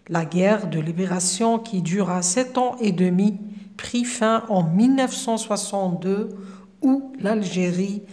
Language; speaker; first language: French; non-native, local second language; Arabic